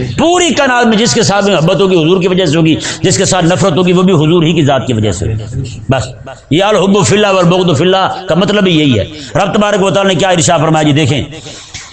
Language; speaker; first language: Urdu; native; Urdu